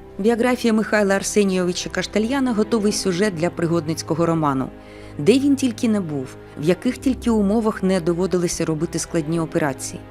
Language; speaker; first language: Ukrainian; native; Ukrainian